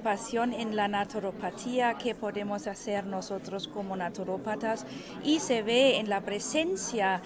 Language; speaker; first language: Spanish; non-native, fluent; German